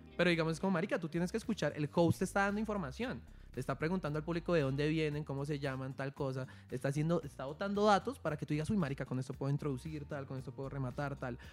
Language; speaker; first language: Spanish; native; Spanish